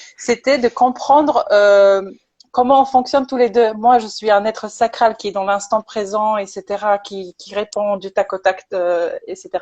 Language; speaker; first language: French; non-native, fluent; Polish